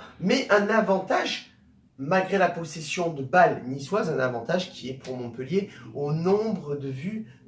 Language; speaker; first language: French; native; French